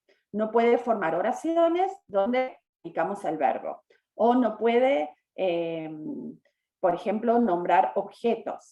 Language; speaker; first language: Spanish; native; Spanish